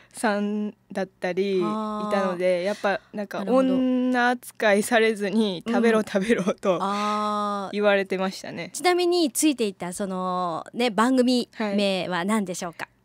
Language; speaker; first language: Japanese; native; Japanese